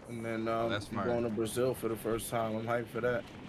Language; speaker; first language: English; native; English